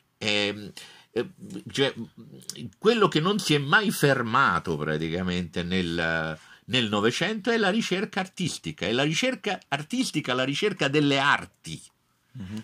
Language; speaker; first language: Italian; native; Italian